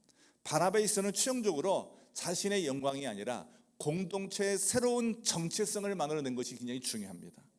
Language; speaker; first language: Korean; native; Korean